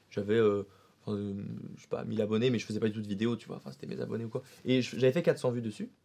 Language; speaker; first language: French; native; French